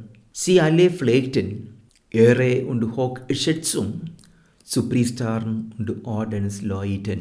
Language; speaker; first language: German; non-native, fluent; Malayalam